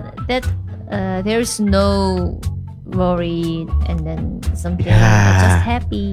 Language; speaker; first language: English; non-native, learner; Korean